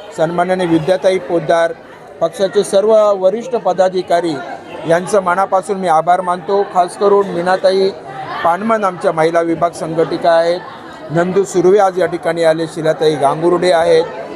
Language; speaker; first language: Marathi; native; Marathi